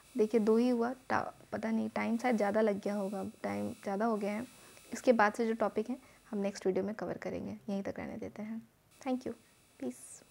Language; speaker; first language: Hindi; native; Hindi